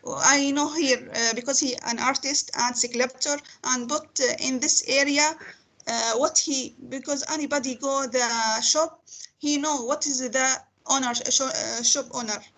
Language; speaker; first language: English; non-native, learner; Arabic